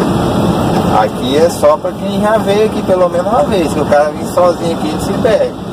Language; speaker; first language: Portuguese; native; Portuguese